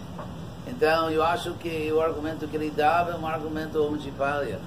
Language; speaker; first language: Portuguese; non-native, fluent; English